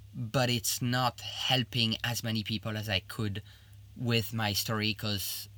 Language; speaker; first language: English; non-native, fluent; French